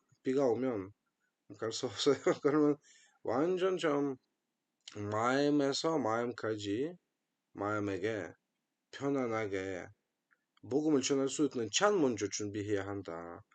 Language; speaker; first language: Korean; non-native, fluent; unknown